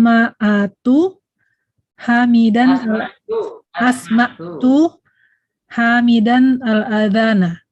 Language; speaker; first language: Arabic; non-native, learner; Indonesian